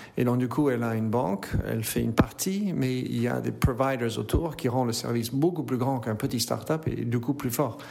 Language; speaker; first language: French; native; French